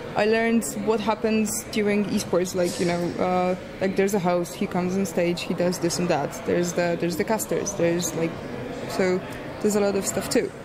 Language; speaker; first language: English; non-native, fluent; Polish